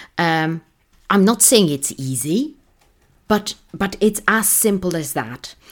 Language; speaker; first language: English; non-native, fluent; Polish